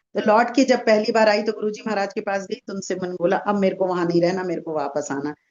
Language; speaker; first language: Hindi; native; Hindi